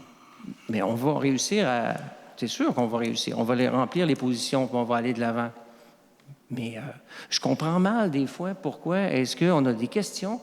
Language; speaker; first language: French; native; French